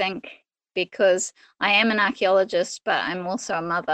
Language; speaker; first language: English; native; English